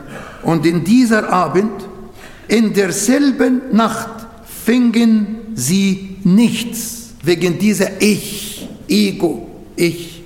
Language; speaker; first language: German; non-native, learner; Arabic